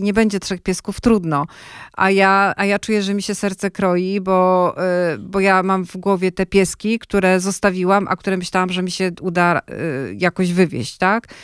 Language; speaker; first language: Polish; native; Polish